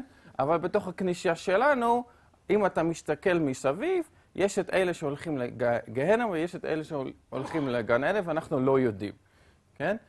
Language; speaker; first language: Hebrew; non-native, fluent; Dutch